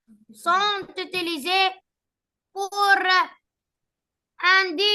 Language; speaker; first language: French; non-native, learner; Arabic